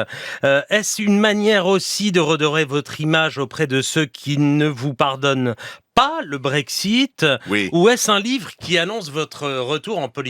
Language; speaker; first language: French; native; French